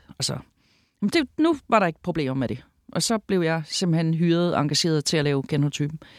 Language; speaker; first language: Danish; native; Danish